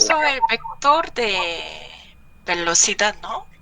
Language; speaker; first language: Spanish; non-native, learner; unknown